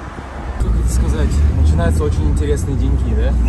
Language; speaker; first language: Russian; native; Russian